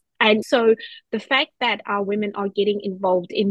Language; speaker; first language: English; non-native, local second language; Shona